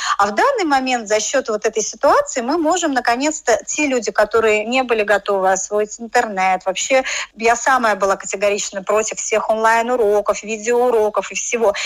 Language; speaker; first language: Russian; native; Russian